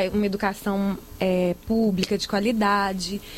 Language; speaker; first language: Portuguese; native; Portuguese